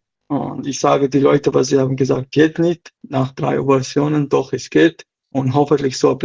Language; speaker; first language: German; non-native, learner; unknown